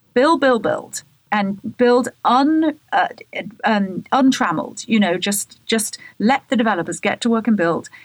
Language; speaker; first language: English; native; English